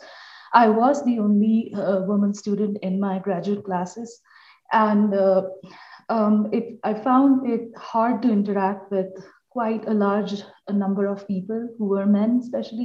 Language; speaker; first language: English; non-native, local second language; Bangla